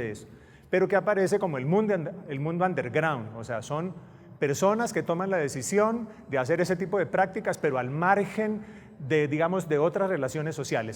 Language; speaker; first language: Spanish; native; Spanish